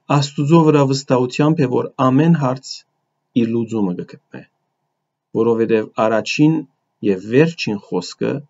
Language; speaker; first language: Armenian; early bilingual, heritage; Armenian